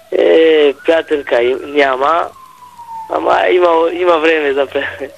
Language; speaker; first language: Bulgarian; non-native, learner; Hebrew